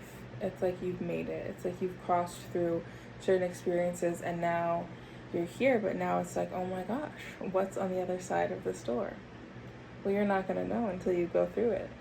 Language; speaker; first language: English; native; English